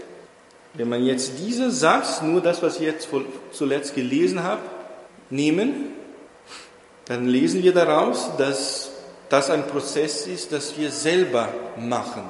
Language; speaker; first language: German; non-native, fluent; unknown